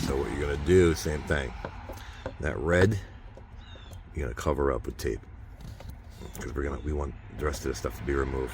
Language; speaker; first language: English; native; English